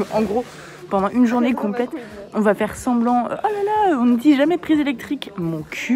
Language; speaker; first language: French; native; French